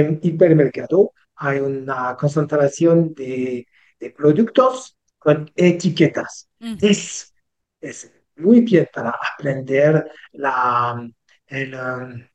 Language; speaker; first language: Spanish; non-native, learner; French